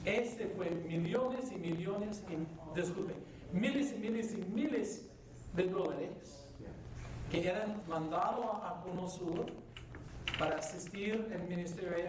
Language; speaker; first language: Spanish; non-native, fluent; English